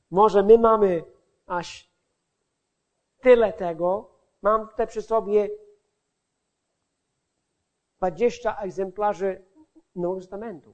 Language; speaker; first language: Polish; non-native, fluent; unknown